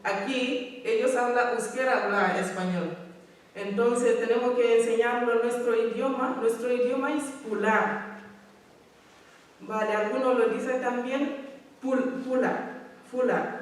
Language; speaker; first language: Spanish; non-native, learner; Fula